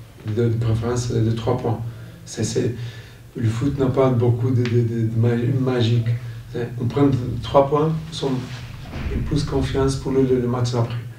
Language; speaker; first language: French; non-native, fluent; Portuguese